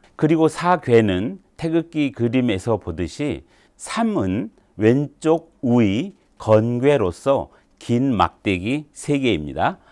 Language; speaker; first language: Korean; native; Korean